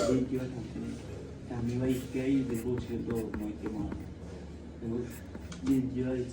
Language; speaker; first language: Japanese; non-native, learner; Bangla